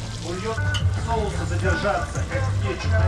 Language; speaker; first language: Russian; native; Russian